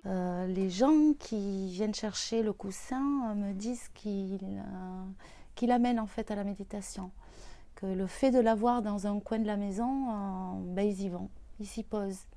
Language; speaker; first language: French; native; French